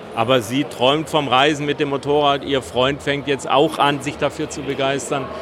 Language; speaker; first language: German; native; German